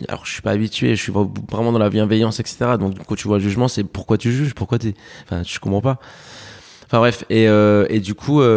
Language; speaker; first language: French; early bilingual, other home language; Spanish